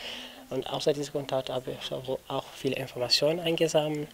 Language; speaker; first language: German; non-native, learner; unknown